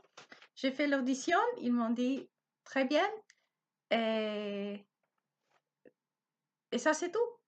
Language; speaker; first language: French; non-native, learner; Spanish